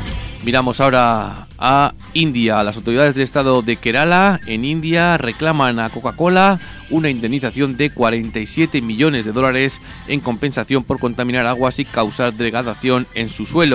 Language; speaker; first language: Spanish; native; Spanish